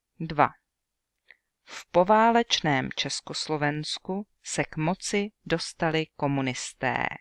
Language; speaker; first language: Czech; native; Czech